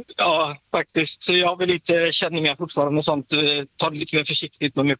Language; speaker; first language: Swedish; native; Swedish